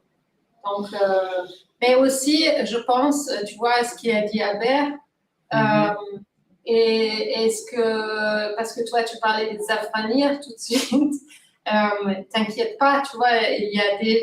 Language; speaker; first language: French; non-native, fluent; Italian